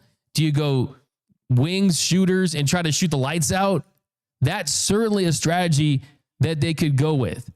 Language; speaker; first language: English; native; English